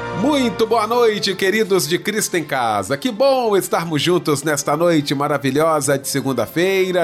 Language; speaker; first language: Portuguese; native; Portuguese